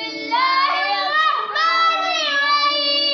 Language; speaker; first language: Arabic; non-native, learner; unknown